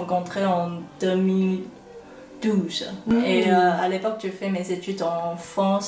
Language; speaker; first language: French; non-native, fluent; Chinese